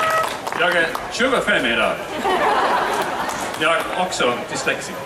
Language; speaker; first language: Swedish; non-native, learner; English